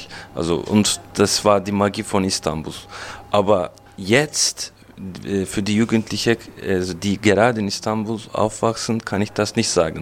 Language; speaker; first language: German; non-native, fluent; Turkish